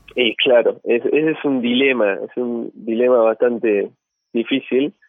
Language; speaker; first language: Spanish; native; Spanish